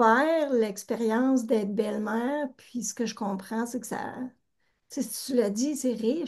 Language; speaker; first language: French; native; French